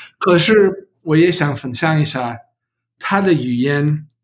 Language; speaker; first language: Chinese; non-native, learner; English